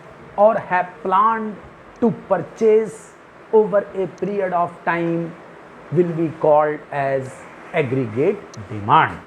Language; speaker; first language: English; non-native, local second language; Hindi